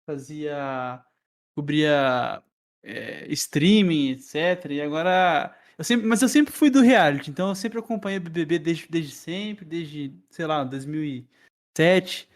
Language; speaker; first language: Portuguese; native; Portuguese